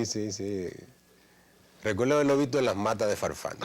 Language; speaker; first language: Spanish; native; Spanish